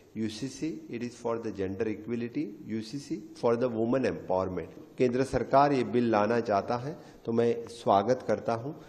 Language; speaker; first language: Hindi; non-native, local second language; Konkani